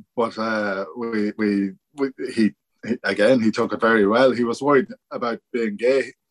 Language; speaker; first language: English; native; English